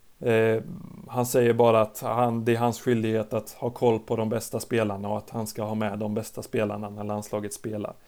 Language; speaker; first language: Swedish; native; Swedish